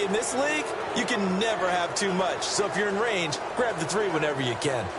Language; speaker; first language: English; native; English